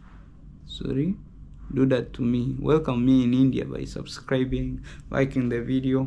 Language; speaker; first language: English; non-native, fluent; Rundi